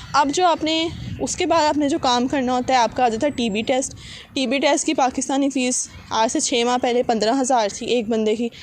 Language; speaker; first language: Urdu; non-native, local second language; Punjabi